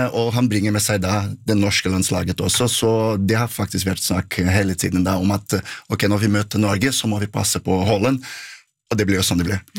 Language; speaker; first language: Norwegian; non-native, fluent; Portuguese